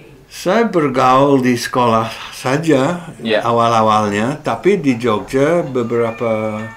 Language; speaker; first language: Indonesian; non-native, fluent; English